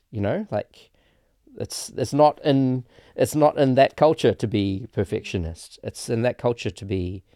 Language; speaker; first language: English; native; English